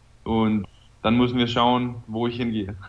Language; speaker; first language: German; non-native, fluent; Danish